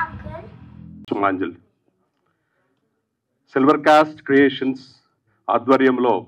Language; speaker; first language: Telugu; native; Telugu